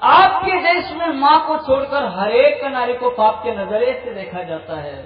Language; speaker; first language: Hindi; non-native, local second language; Marathi